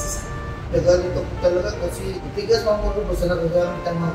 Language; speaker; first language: Filipino; non-native, local second language; Cebuano